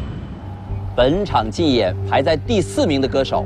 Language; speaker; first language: Chinese; native; Chinese